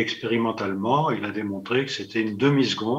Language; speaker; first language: French; native; French